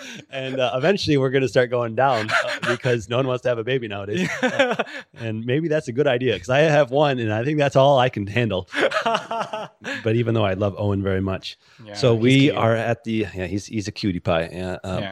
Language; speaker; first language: English; native; English